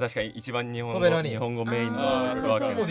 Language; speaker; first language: Japanese; native; Japanese